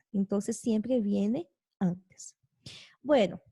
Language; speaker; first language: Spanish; non-native, fluent; Portuguese